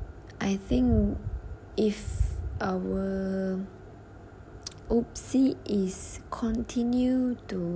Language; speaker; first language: English; non-native, learner; Malay